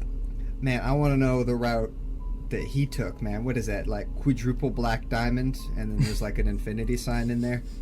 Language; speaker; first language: English; native; English